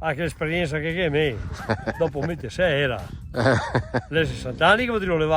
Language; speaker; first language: Italian; non-native, local second language; Venetian